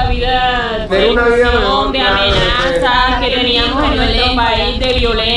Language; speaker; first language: Spanish; native; Spanish